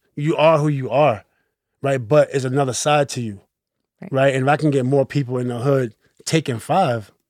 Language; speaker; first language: English; early bilingual, other home language; Akan